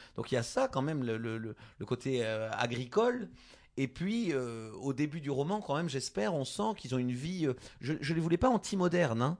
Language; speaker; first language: French; native; French